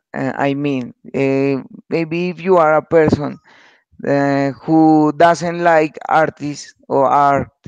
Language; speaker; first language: English; non-native, learner; Spanish